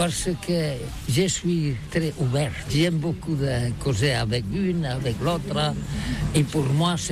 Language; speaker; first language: French; non-native, learner; Catalan